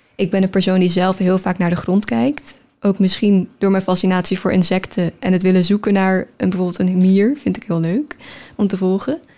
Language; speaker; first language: Dutch; native; Dutch